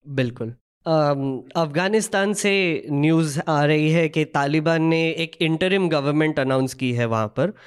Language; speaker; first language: Hindi; non-native, local second language; Marathi